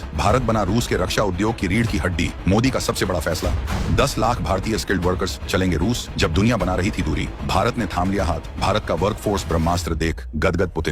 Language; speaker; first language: Hindi; native; Hindi